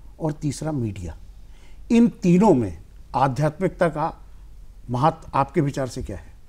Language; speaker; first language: Hindi; native; Hindi